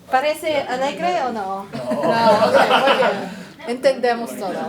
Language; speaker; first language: Spanish; non-native, fluent; English